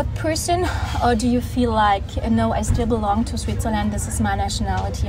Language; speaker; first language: English; non-native, fluent; German